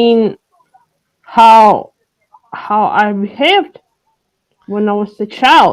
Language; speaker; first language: English; non-native, learner; French